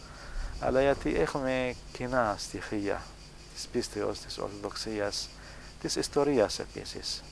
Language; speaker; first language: Greek; non-native, fluent; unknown